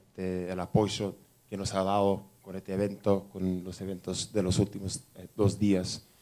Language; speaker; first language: Spanish; non-native, fluent; English